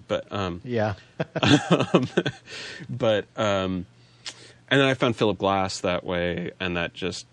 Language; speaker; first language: English; native; English